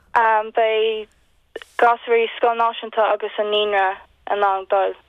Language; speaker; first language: Irish; native; Irish